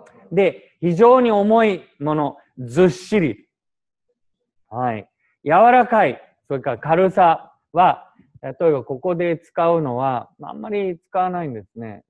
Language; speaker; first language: Japanese; native; Japanese